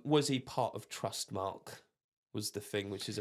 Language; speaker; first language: English; native; English